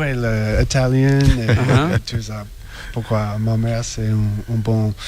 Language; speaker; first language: French; non-native, learner; English